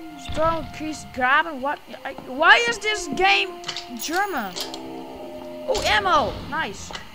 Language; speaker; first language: English; non-native, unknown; Dutch